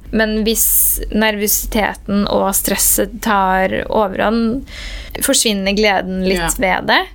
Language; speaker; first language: Norwegian; early bilingual, other home language; Persian